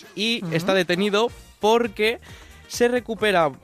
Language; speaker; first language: Spanish; native; Spanish